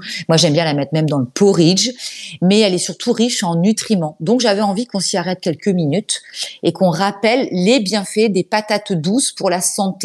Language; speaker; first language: French; native; French